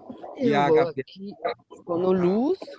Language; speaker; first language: Portuguese; non-native, fluent; German